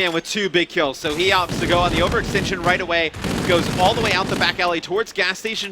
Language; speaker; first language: English; native; English